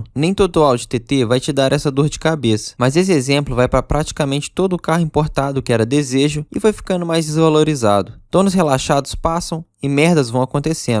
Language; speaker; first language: Portuguese; native; Portuguese